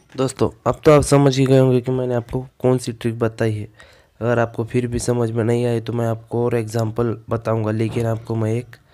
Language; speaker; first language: Hindi; non-native, local second language; Marathi